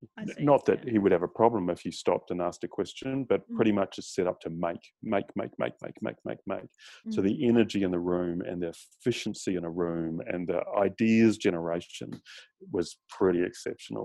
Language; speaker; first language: English; native; English